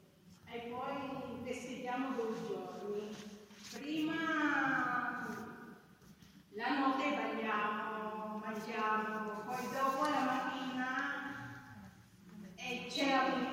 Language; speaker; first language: Italian; non-native, learner; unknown